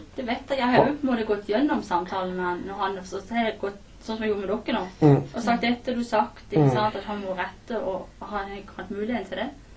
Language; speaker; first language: Norwegian; native; Norwegian